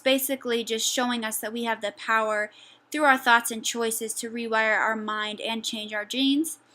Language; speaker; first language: English; native; English